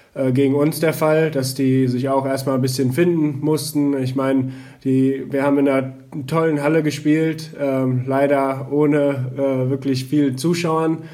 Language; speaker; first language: German; native; German